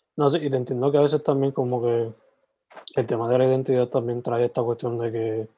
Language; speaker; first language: Spanish; native; Spanish